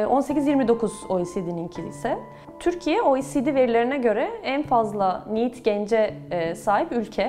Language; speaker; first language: Turkish; native; Turkish